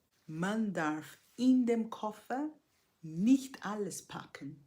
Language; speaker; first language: German; non-native, fluent; Portuguese